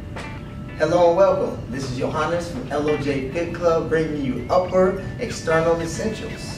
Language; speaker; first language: English; native; English